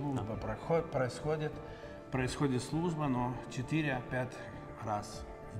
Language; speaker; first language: Russian; non-native, local second language; Lithuanian